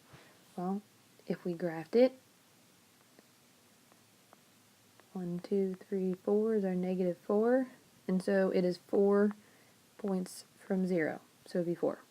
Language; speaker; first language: English; native; English